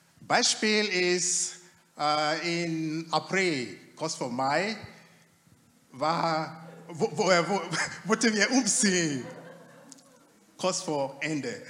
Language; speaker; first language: German; non-native, fluent; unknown